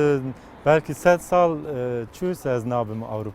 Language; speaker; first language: Kurdish; non-native, local second language; Zaza